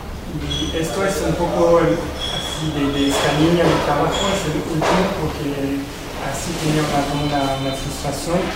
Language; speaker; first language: Spanish; non-native, fluent; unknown